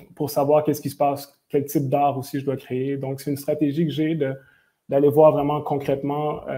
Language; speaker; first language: French; native; French